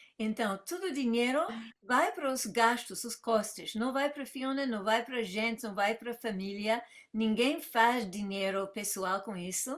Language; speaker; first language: Portuguese; non-native, fluent; English